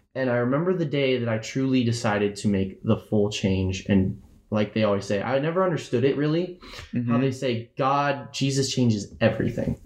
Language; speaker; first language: English; native; English